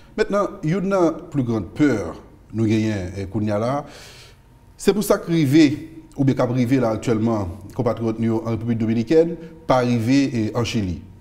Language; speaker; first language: French; non-native, local second language; Haitian Creole